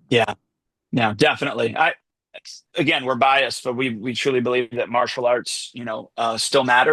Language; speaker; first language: English; native; English